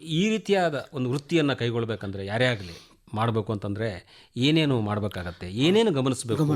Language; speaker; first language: Kannada; native; Kannada